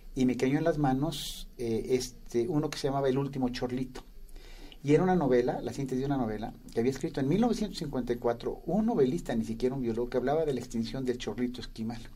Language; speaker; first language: Spanish; native; Spanish